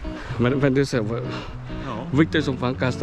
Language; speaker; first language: Swedish; non-native, fluent; Vietnamese